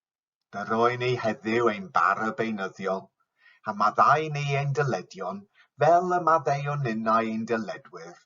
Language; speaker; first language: Welsh; non-native, fluent; English